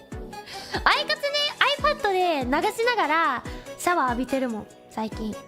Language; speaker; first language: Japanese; non-native, learner; English